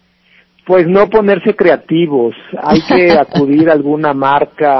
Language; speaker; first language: Spanish; native; Spanish